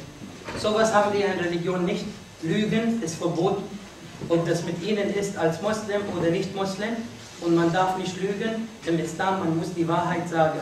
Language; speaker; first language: German; non-native, fluent; Arabic